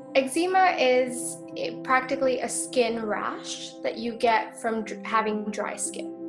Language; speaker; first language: English; native; English